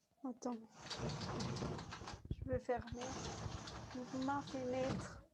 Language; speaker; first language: French; non-native, fluent; Spanish